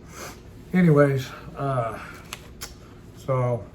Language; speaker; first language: English; native; English